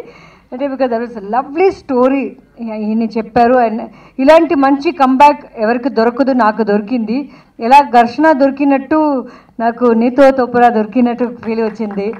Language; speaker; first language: Telugu; non-native, fluent; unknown